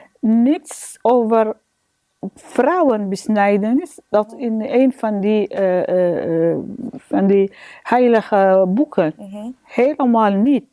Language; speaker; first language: Dutch; non-native, learner; Arabic